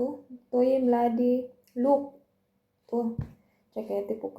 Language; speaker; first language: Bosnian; non-native, learner; Filipino